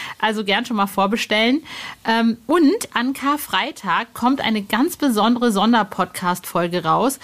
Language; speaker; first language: German; native; German